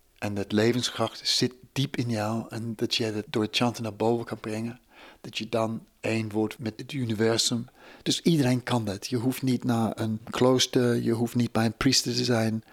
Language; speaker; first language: Dutch; non-native, fluent; English